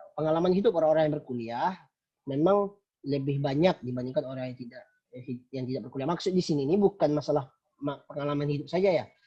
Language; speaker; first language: Indonesian; non-native, local second language; Minangkabau